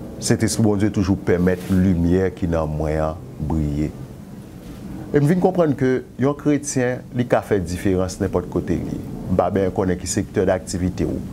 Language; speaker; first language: Haitian Creole; native; Haitian Creole